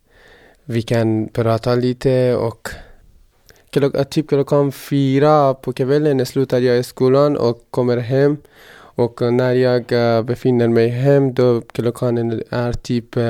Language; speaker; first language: Swedish; non-native, fluent; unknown